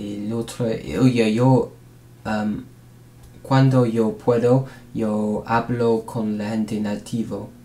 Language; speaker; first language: Spanish; non-native, learner; English